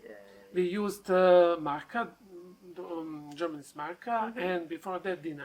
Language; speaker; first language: English; non-native, learner; Serbian